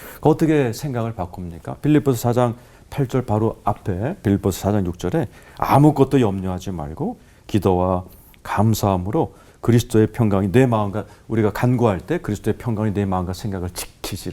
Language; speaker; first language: Korean; native; Korean